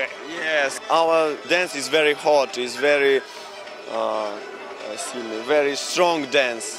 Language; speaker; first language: English; non-native, learner; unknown